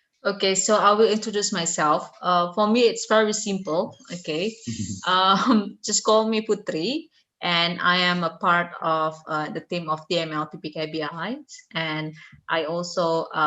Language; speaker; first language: English; non-native, fluent; Indonesian